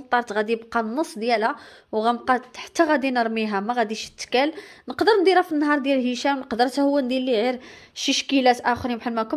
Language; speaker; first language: Arabic; native; Arabic